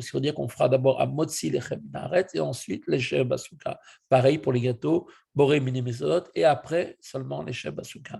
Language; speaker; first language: French; native; French